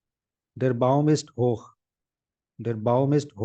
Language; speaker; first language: German; non-native, fluent; Hindi